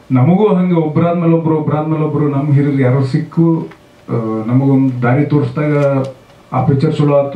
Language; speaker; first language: Kannada; native; Kannada